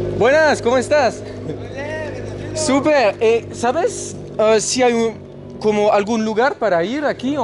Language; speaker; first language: Spanish; non-native, learner; French